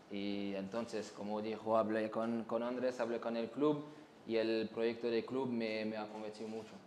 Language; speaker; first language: Spanish; non-native, learner; French